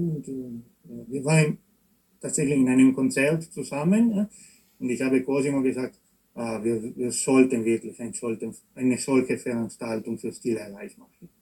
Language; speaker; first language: German; non-native, fluent; Italian